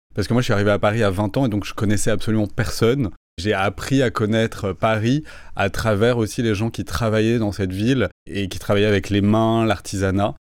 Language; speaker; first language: French; native; French